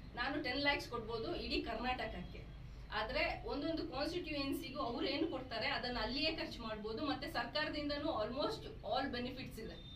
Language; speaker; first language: Kannada; native; Kannada